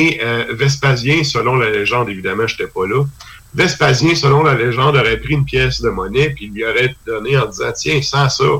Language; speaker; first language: French; native; French